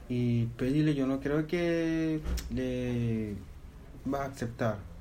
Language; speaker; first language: Spanish; non-native, fluent; Fula